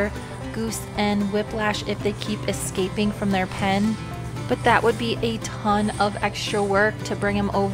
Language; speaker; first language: English; native; English